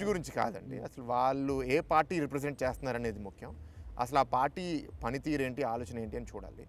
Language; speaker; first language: Telugu; native; Telugu